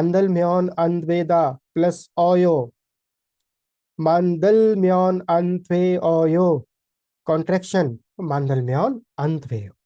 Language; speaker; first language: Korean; non-native, fluent; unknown